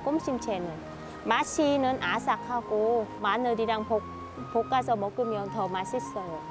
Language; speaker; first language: Korean; non-native, learner; Vietnamese